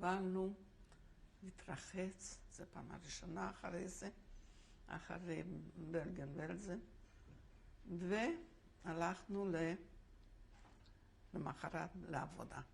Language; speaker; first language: Hebrew; non-native, fluent; Polish